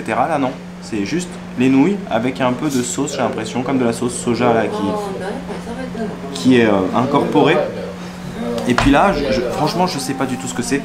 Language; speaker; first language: French; native; French